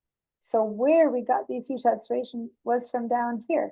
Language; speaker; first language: English; native; English